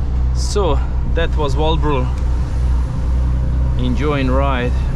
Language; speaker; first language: English; non-native, learner; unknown